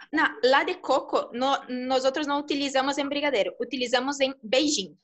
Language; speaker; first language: Spanish; non-native, fluent; Portuguese